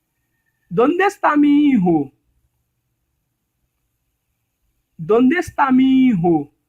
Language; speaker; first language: Spanish; non-native, learner; Haitian Creole